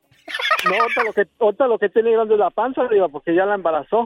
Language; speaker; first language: Spanish; native; Spanish